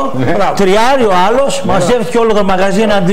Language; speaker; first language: Greek; native; Greek